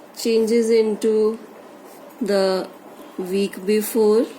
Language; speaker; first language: English; non-native, local second language; Punjabi